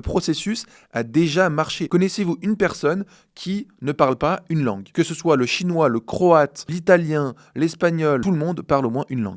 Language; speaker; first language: French; native; French